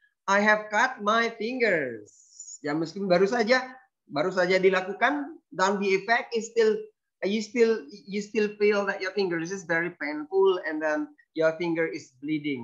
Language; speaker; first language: English; non-native, fluent; Indonesian